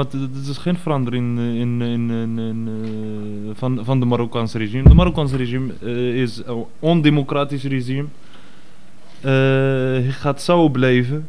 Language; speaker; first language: Dutch; non-native, fluent; Arabic